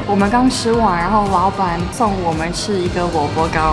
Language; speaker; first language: Chinese; non-native, fluent; English